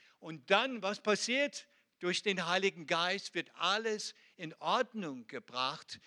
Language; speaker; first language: German; non-native, fluent; Hebrew